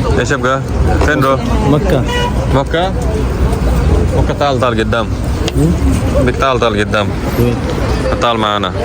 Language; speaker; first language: Arabic; non-native, learner; Bangla